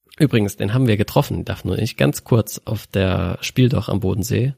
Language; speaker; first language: German; native; German